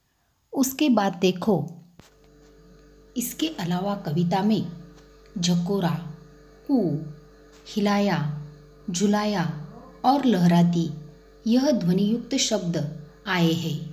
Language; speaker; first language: Hindi; non-native, local second language; Marathi